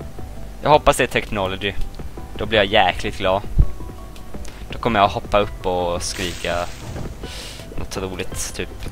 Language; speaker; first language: Swedish; native; Swedish